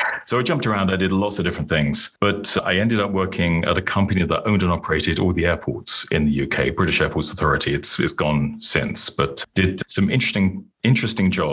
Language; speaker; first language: English; native; English